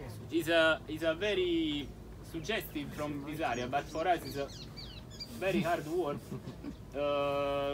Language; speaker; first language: English; non-native, learner; Italian